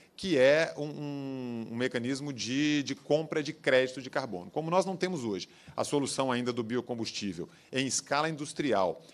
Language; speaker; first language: Portuguese; native; Portuguese